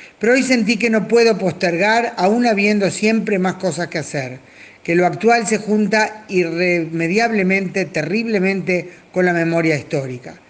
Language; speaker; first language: Spanish; native; Spanish